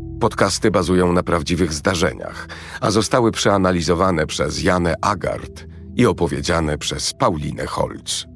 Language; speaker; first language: Polish; native; Polish